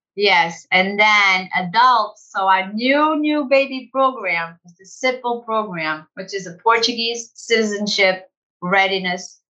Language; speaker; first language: English; early bilingual, other home language; Portuguese